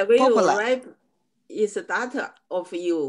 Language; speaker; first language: English; non-native, learner; Chinese